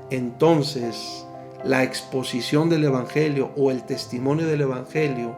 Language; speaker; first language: Spanish; native; Spanish